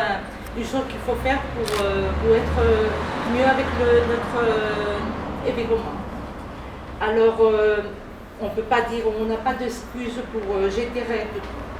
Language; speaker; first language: French; non-native, learner; Spanish